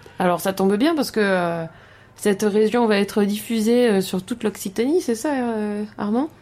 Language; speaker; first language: French; native; French